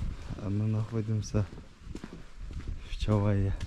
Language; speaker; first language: Russian; non-native, local second language; Kyrgyz